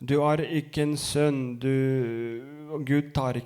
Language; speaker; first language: Norwegian; non-native, fluent; Lithuanian